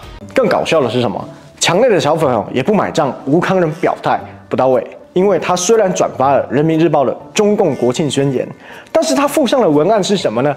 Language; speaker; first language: Chinese; native; Chinese